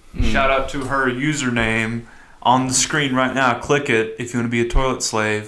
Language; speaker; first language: English; native; English